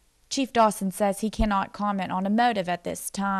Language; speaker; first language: English; native; English